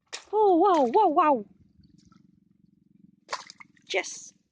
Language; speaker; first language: English; non-native, learner; Vietnamese